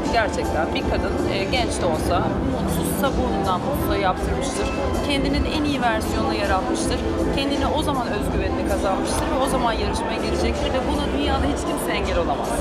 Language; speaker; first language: Turkish; native; Turkish